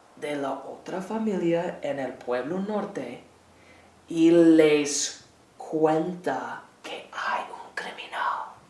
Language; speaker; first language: Spanish; non-native, fluent; English